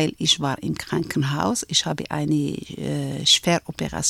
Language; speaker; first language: German; non-native, learner; Arabic